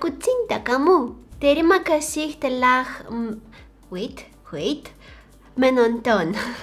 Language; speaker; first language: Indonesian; non-native, learner; Bulgarian